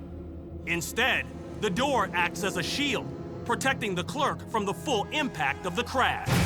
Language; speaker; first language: English; native; English